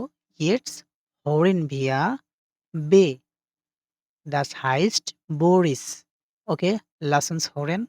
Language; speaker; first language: German; non-native, fluent; Bangla